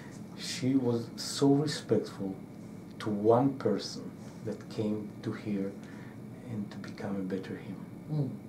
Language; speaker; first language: English; non-native, fluent; Hebrew